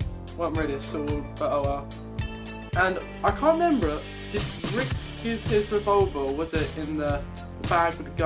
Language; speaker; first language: English; native; English